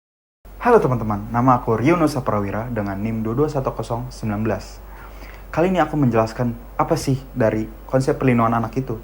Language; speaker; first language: Indonesian; native; Indonesian